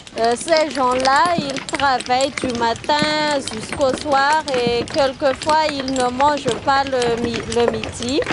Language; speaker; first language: French; non-native, local second language; Malagasy